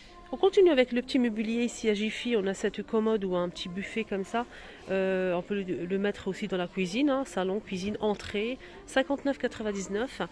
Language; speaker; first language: French; native; French